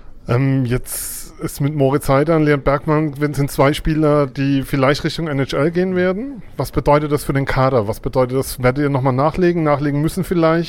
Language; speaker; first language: German; native; German